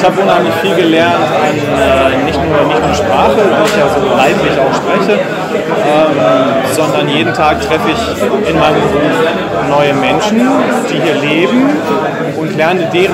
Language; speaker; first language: German; native; German